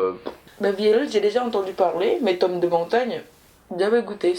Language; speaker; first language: French; non-native, fluent; Indonesian